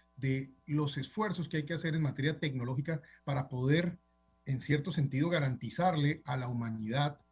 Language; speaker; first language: Spanish; native; Spanish